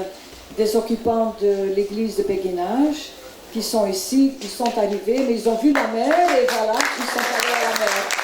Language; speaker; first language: French; non-native, local second language; Dutch